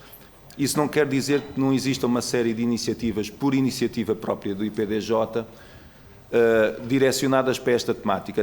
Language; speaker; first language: Portuguese; native; Portuguese